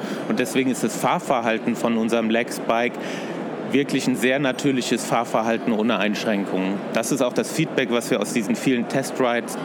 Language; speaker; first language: German; native; German